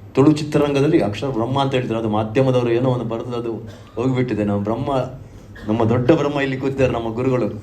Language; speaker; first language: Kannada; non-native, local second language; Tulu